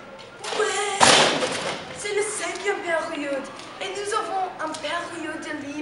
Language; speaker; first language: French; non-native, learner; English